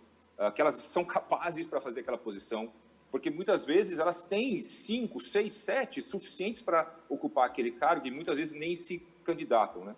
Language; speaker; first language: Portuguese; native; Portuguese